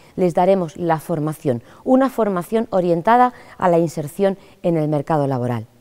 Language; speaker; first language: Spanish; native; Spanish